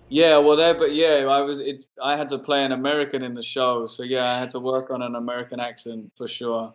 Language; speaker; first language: English; native; English